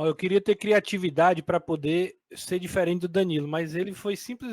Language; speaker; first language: Portuguese; native; Portuguese